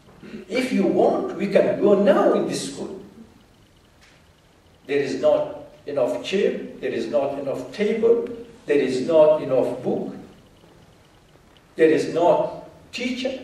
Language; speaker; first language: English; non-native, fluent; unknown